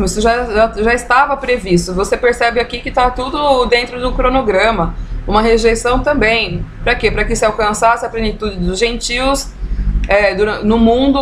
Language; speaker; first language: Portuguese; native; Portuguese